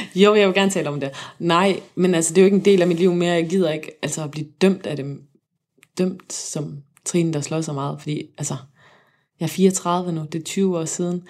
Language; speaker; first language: Danish; native; Danish